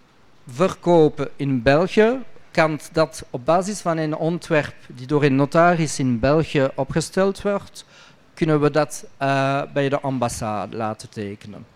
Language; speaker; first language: Dutch; non-native, local second language; French